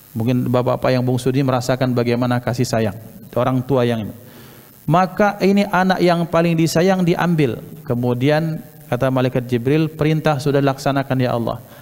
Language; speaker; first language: Malay; non-native, local second language; Javanese